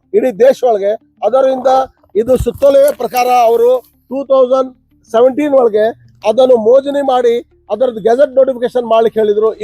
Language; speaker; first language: Kannada; non-native, local second language; Urdu